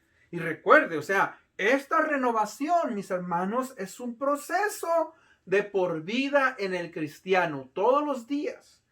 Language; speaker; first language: Spanish; native; Spanish